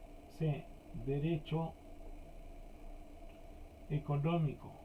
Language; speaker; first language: Spanish; native; Spanish